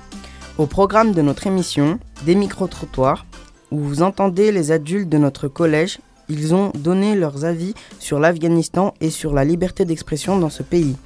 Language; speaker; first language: French; native; French